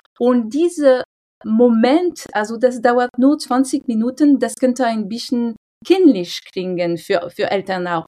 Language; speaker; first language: German; non-native, fluent; French